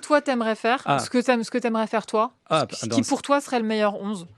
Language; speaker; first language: French; native; French